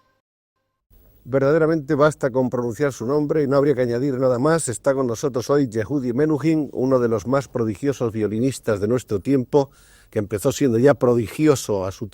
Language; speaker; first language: Spanish; native; Spanish